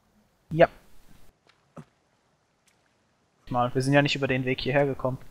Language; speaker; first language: German; native; German